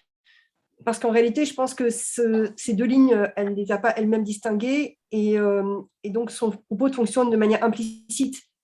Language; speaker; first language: French; native; French